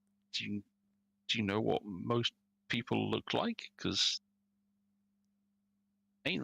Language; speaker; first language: English; native; English